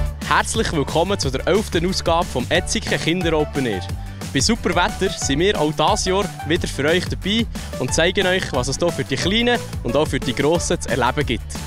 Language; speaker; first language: German; native; German